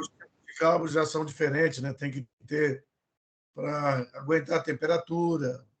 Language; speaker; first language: Portuguese; native; Portuguese